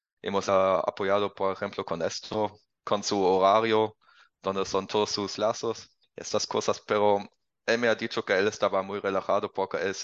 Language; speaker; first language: Spanish; non-native, learner; German